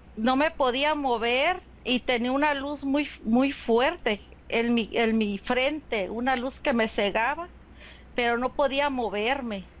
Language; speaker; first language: Spanish; native; Spanish